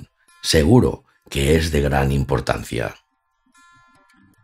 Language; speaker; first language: Spanish; native; Spanish